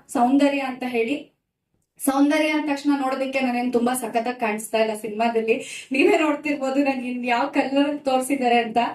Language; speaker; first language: Kannada; native; Kannada